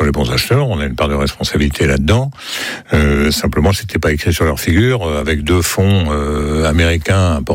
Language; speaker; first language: French; native; French